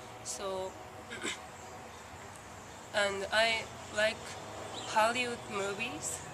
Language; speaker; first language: English; non-native, learner; Japanese